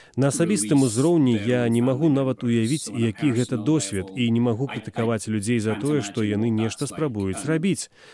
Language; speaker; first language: Belarusian; non-native, fluent; English